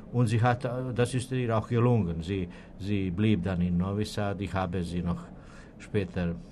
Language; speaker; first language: German; non-native, fluent; Serbian